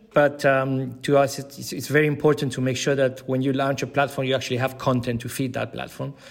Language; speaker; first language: English; non-native, fluent; Spanish